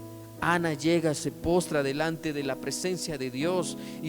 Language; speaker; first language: Spanish; native; Spanish